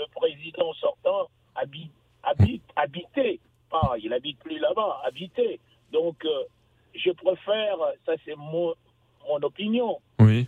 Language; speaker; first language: French; non-native, local second language; Lingala